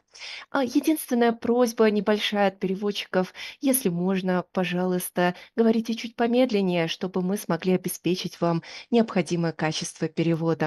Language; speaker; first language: Russian; native; Russian